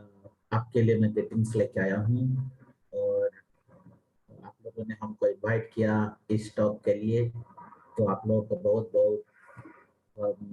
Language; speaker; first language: Hindi; non-native, local second language; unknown